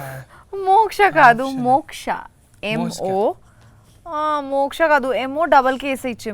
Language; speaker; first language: Telugu; non-native, learner; Bangla